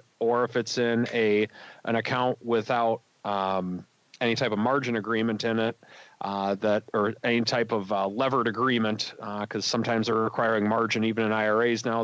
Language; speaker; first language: English; native; English